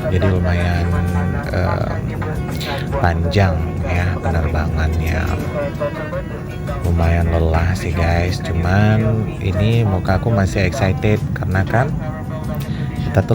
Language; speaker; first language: Indonesian; native; Indonesian